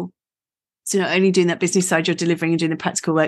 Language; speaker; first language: English; native; English